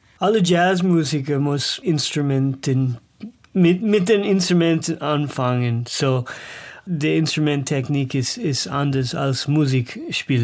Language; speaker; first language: German; non-native, learner; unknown